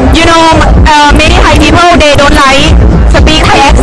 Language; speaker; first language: English; non-native, learner; Thai